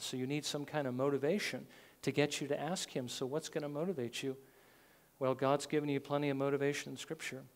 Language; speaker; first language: English; native; English